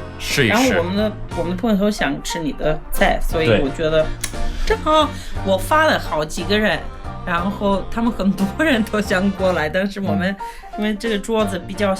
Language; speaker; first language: Chinese; non-native, fluent; English